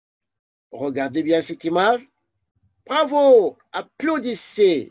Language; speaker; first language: French; non-native, fluent; Arabic